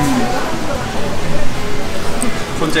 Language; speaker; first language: Thai; non-native, fluent; Korean